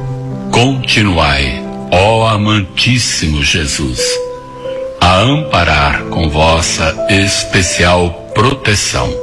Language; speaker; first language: Portuguese; native; Portuguese